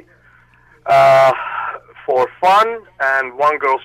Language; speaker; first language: English; non-native, fluent; Armenian